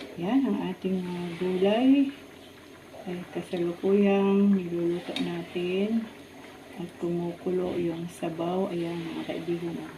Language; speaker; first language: Filipino; native; Filipino